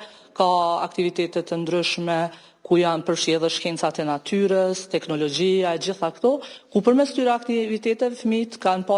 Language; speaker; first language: Albanian; native; Albanian